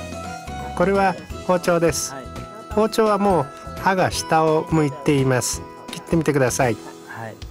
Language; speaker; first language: Japanese; non-native, fluent; Chinese